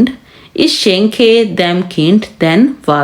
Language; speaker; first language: German; non-native, fluent; Urdu